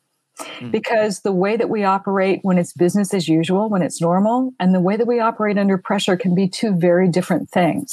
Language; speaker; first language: English; native; English